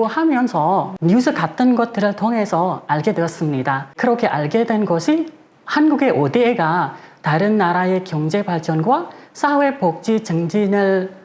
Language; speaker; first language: Korean; non-native, fluent; Indonesian